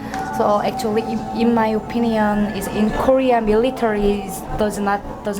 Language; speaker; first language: English; non-native, learner; Korean